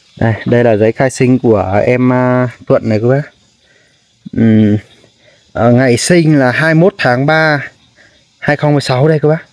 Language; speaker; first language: Vietnamese; non-native, local second language; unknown